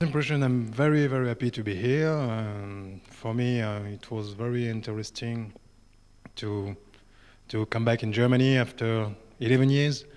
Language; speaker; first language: English; non-native, learner; French